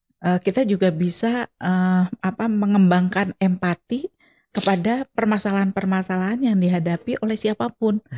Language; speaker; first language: Indonesian; non-native, local second language; Sundanese